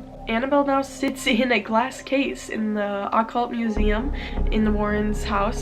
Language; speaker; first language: English; native; English